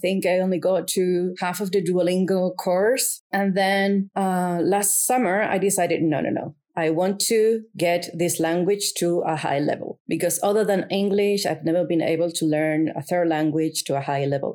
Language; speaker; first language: English; non-native, fluent; Spanish